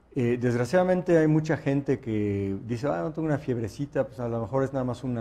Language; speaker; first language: Spanish; native; Spanish